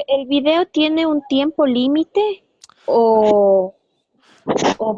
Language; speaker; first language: Spanish; native; Spanish